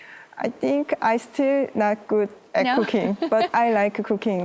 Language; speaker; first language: English; non-native, learner; Korean